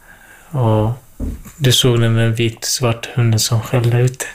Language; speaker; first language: Swedish; non-native, learner; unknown